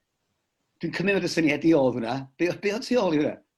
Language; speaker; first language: Welsh; native; Welsh